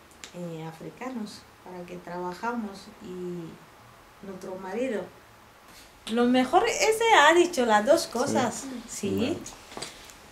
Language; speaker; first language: Spanish; non-native, fluent; Bambara